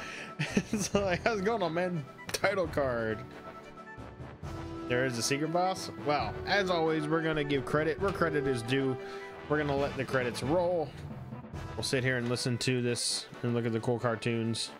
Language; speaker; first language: English; native; English